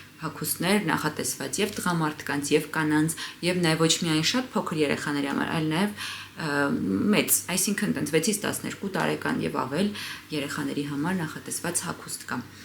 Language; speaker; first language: Armenian; native; Armenian